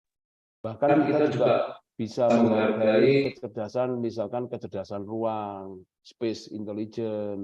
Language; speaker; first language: Indonesian; native; Indonesian